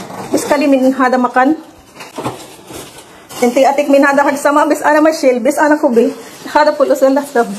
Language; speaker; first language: Arabic; non-native, learner; Filipino